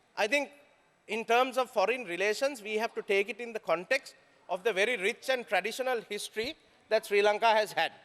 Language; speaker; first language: English; non-native, local second language; Sinhala